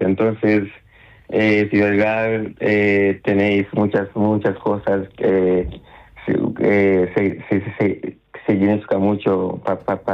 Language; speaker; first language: Spanish; non-native, learner; Swahili